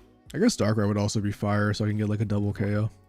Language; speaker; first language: English; native; English